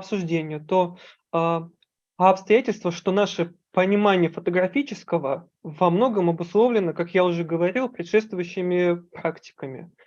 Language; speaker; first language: Russian; native; Russian